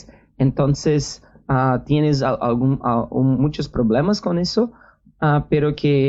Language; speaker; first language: Spanish; non-native, learner; Portuguese